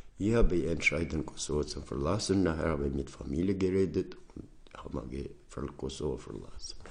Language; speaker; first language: German; non-native, learner; Albanian